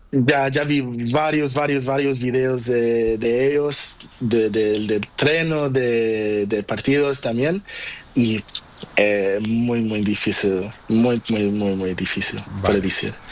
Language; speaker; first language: Spanish; non-native, learner; Portuguese